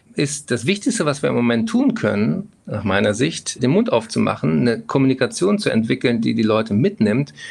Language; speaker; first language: German; native; German